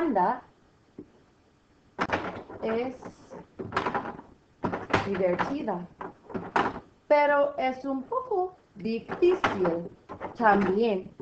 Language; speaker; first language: Spanish; non-native, fluent; English